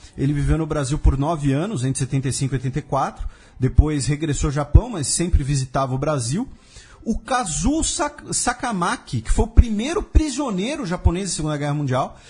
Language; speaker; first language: Portuguese; native; Portuguese